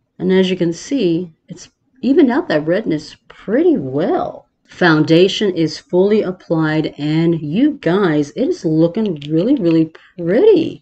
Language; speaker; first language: English; native; English